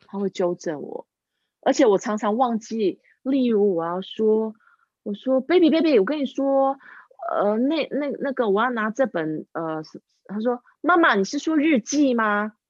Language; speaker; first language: Chinese; non-native, local second language; English